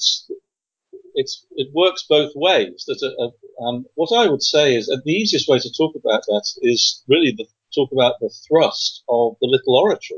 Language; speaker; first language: English; native; English